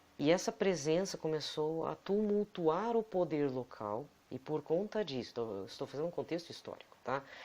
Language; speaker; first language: Portuguese; native; Portuguese